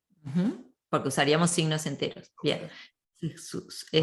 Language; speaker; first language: Spanish; native; Spanish